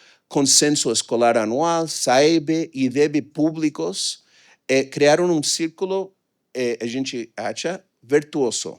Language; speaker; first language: Portuguese; non-native, fluent; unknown